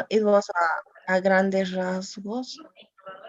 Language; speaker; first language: English; non-native, learner; Spanish